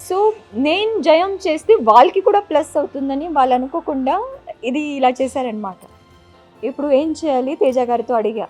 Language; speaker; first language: Telugu; non-native, fluent; Marathi